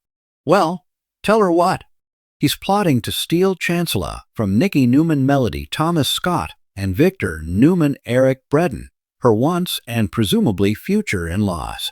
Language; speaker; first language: English; native; English